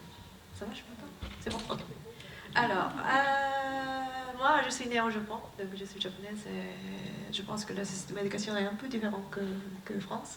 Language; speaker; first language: French; non-native, learner; Japanese